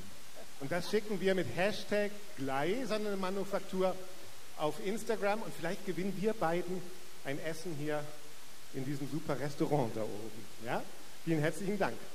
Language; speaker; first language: German; native; German